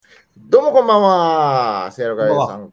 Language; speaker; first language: Japanese; native; Japanese